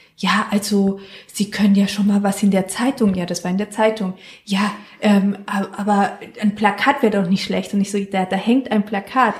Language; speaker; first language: German; non-native, fluent; Spanish